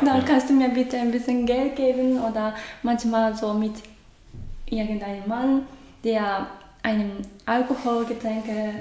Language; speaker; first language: German; non-native, learner; Japanese